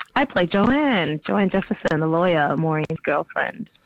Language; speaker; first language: English; native; English